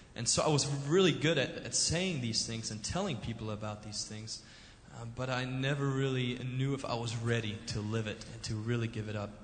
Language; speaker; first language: English; early bilingual, other home language; German